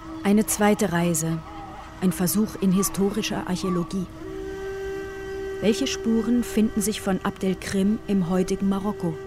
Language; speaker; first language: German; native; German